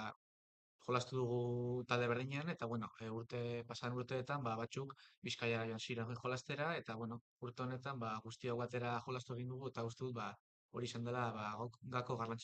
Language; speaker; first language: Basque; non-native, local second language; Spanish